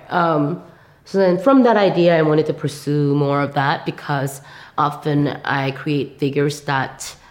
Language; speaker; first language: English; non-native, fluent; Korean